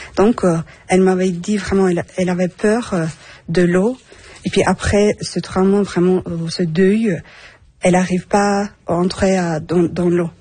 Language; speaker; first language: French; non-native, learner; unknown